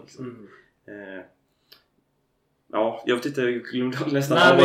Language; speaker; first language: Swedish; native; Swedish